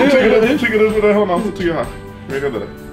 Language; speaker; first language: Swedish; native; Swedish